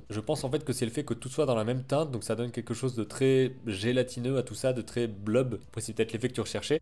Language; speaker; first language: French; native; French